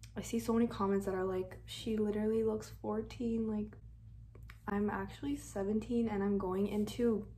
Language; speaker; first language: English; native; English